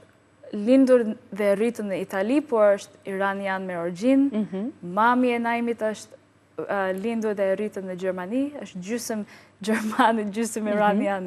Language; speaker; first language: Albanian; non-native, learner; English